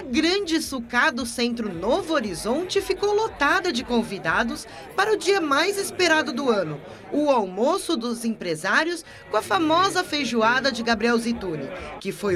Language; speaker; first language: Portuguese; native; Portuguese